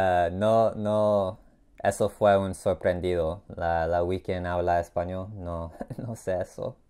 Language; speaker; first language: Spanish; non-native, learner; English